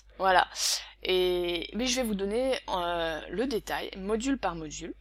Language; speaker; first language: French; native; French